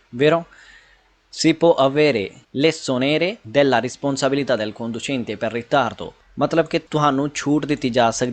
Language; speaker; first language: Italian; non-native, fluent; Punjabi